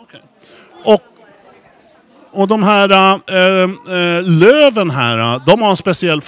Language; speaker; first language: Swedish; native; Swedish